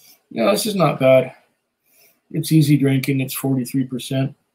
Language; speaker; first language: English; native; English